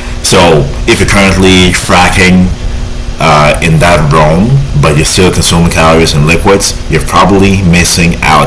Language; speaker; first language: English; native; English